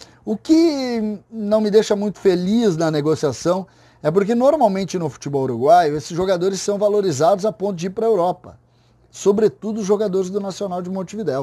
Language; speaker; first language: Portuguese; native; Portuguese